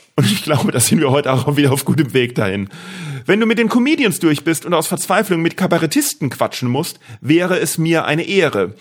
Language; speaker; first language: German; native; German